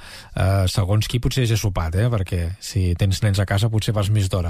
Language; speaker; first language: Catalan; native; Catalan